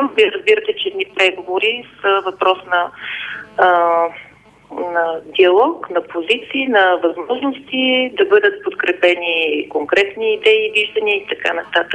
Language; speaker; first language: Bulgarian; native; Bulgarian